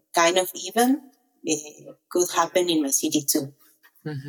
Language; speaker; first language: English; non-native, learner; Spanish